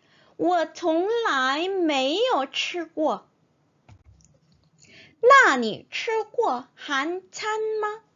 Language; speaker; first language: Chinese; non-native, fluent; Korean